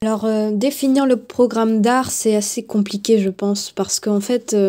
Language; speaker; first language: French; native; French